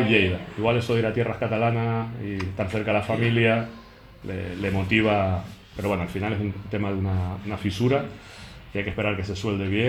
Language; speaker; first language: Spanish; native; Spanish